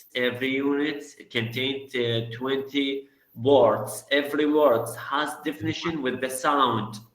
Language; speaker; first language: English; non-native, learner; Arabic